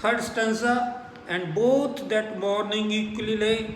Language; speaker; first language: English; non-native, local second language; Punjabi